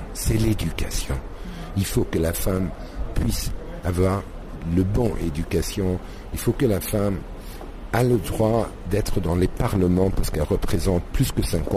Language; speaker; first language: French; non-native, fluent; Arabic